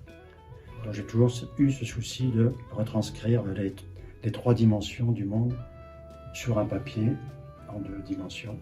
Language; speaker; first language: French; native; French